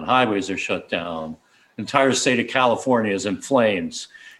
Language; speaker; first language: English; native; English